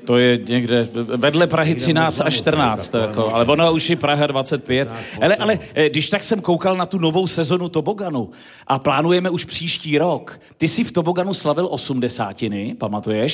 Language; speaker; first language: Czech; native; Czech